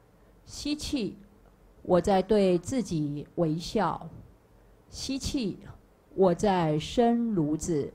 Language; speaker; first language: Chinese; native; Chinese